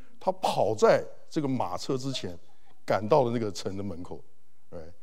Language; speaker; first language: Chinese; early bilingual, heritage; Chinese